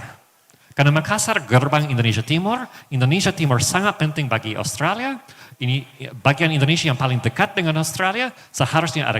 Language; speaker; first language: Indonesian; non-native, fluent; English